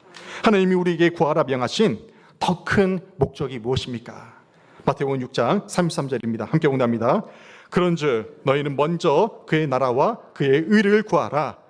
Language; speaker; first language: Korean; native; Korean